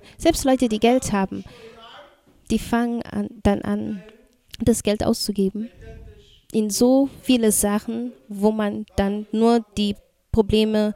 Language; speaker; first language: German; non-native, fluent; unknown